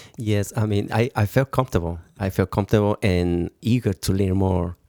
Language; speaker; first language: English; non-native, learner; Spanish